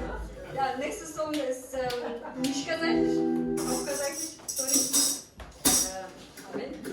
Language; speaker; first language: German; non-native, fluent; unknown